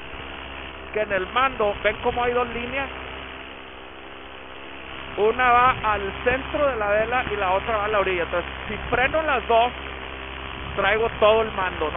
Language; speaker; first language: Spanish; native; Spanish